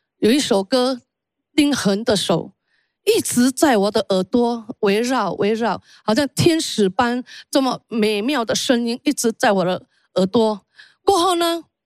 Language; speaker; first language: Chinese; early bilingual, heritage; Chinese